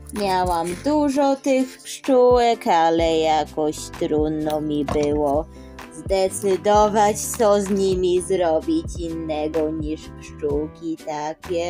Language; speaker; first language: Polish; early bilingual, heritage; Polish